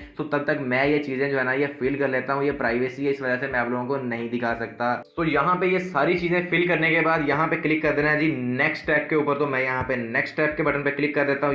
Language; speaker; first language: Urdu; non-native, local second language; Punjabi